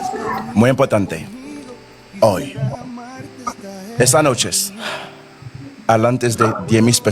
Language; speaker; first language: Spanish; non-native, learner; Haitian Creole